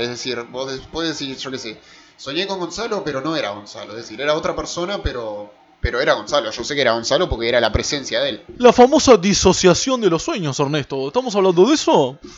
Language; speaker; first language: Spanish; native; Spanish